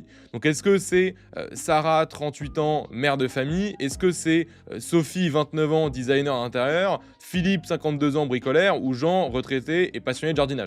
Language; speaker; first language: French; native; French